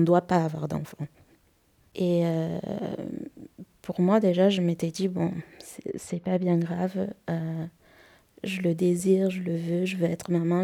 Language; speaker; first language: French; native; French